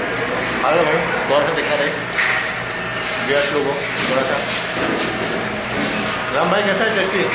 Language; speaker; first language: Hindi; non-native, local second language; Bangla